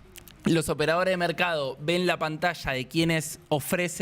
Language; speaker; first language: Spanish; native; Spanish